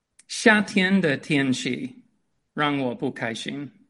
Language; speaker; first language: Chinese; non-native, fluent; English